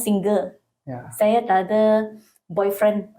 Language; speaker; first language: Indonesian; non-native, learner; Malay